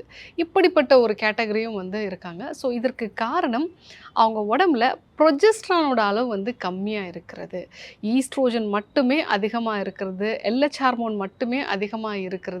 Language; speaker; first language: Tamil; native; Tamil